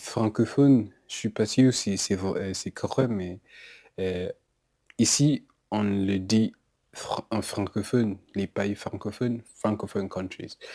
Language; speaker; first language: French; non-native, learner; English